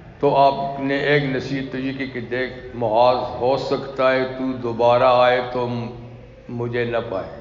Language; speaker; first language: Urdu; non-native, local second language; Pashto